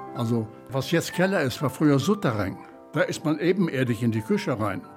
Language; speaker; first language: German; native; German